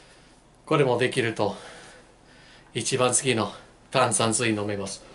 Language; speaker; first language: Japanese; non-native, fluent; English